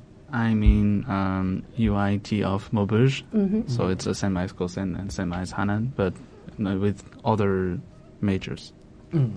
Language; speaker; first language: English; non-native, fluent; French